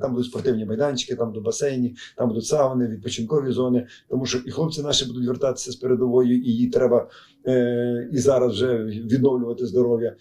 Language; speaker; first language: Ukrainian; native; Ukrainian